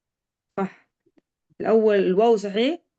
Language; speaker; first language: Arabic; non-native, fluent; Indonesian